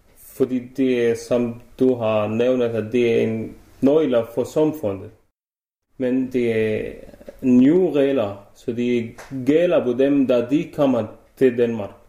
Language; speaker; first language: Danish; non-native, learner; Arabic